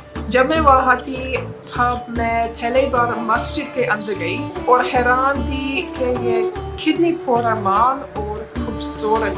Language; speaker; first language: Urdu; non-native, learner; English